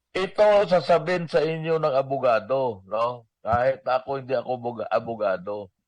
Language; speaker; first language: Filipino; native; Filipino